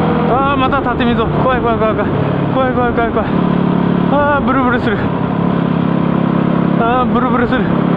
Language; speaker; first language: Japanese; native; Japanese